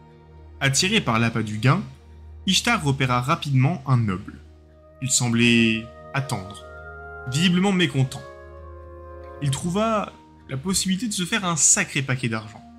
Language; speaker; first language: French; native; French